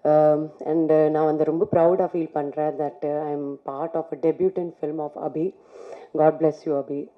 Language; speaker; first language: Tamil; non-native, fluent; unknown